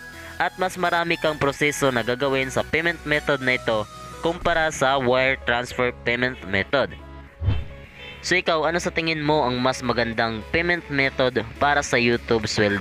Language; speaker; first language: Filipino; native; Filipino